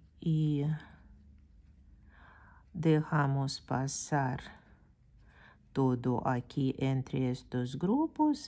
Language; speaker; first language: Spanish; non-native, fluent; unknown